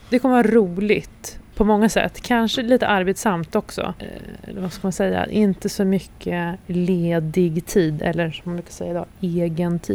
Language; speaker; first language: Swedish; native; Swedish